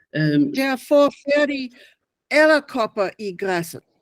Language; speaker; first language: Danish; non-native, learner; English